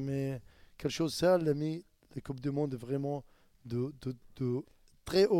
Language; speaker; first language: French; non-native, learner; Arabic